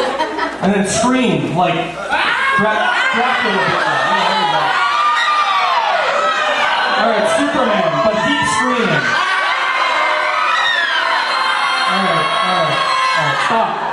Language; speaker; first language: English; native; English